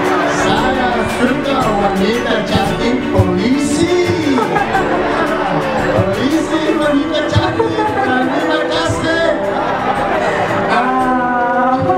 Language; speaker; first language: Indonesian; non-native, learner; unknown